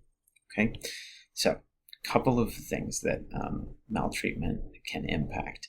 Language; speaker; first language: English; native; English